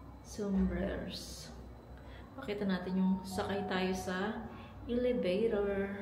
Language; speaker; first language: Filipino; native; Filipino